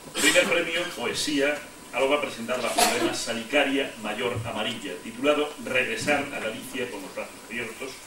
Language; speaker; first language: Spanish; non-native, local second language; Galician